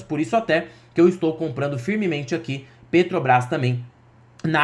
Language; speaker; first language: Portuguese; native; Portuguese